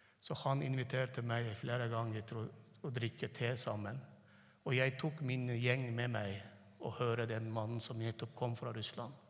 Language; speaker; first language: Norwegian; non-native, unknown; Turkmen